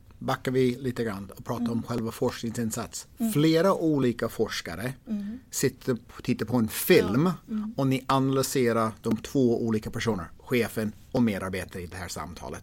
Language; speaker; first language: Swedish; non-native, fluent; English